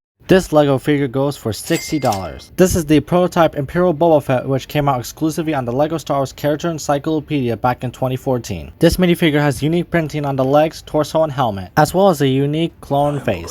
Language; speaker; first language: English; native; English